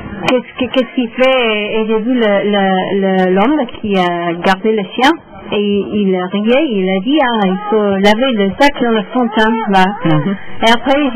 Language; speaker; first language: French; non-native, learner; English